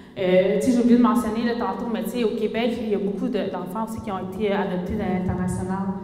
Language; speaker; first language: French; early bilingual, other home language; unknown